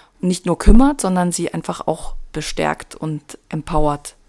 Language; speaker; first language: German; native; German